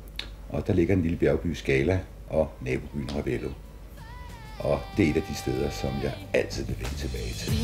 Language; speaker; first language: Danish; native; Danish